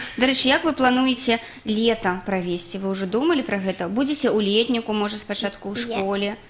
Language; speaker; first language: Belarusian; non-native, local second language; Russian